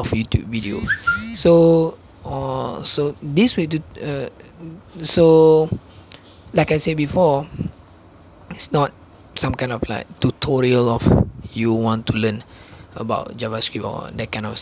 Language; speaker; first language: English; non-native, local second language; Malay